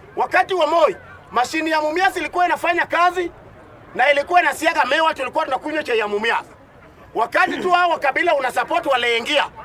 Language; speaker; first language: Swahili; native; Swahili